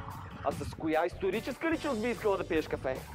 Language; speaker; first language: Bulgarian; native; Bulgarian